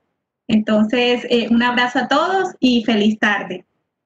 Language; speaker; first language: Spanish; native; Spanish